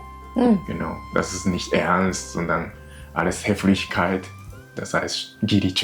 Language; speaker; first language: German; non-native, learner; Japanese